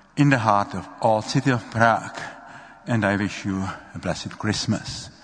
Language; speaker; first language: English; non-native, fluent; Czech